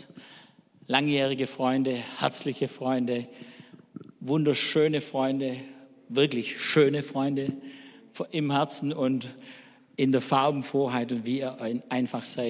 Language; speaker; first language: German; native; German